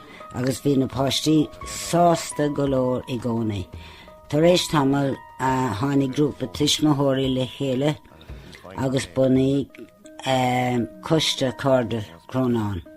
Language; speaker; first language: Irish; non-native, local second language; English